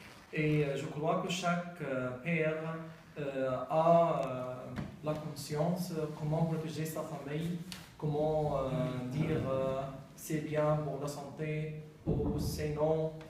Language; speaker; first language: French; non-native, learner; Arabic